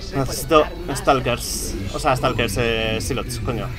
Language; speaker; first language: Spanish; native; Spanish